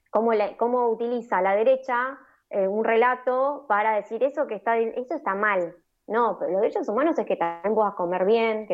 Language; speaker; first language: Spanish; native; Spanish